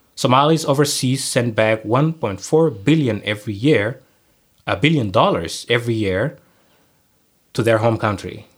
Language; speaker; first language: English; non-native, fluent; Somali